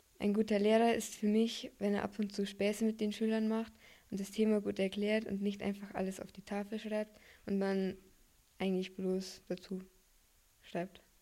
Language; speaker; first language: German; native; German